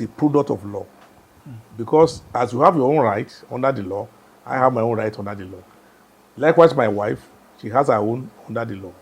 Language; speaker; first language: English; non-native, local second language; Yoruba